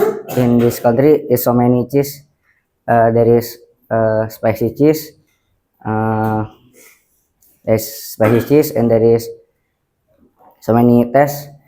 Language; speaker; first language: English; non-native, learner; Indonesian